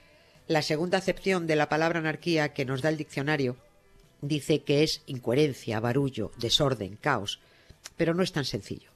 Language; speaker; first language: Spanish; native; Spanish